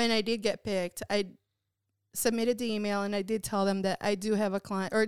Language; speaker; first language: English; non-native, local second language; Filipino